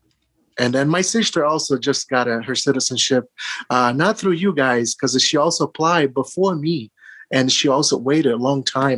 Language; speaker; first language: English; early bilingual, other home language; Portuguese